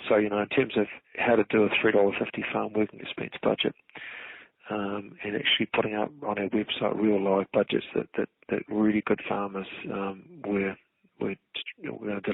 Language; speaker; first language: English; native; English